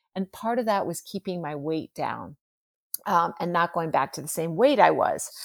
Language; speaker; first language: English; native; English